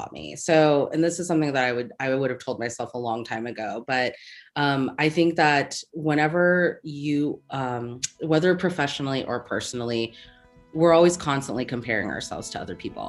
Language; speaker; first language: English; native; English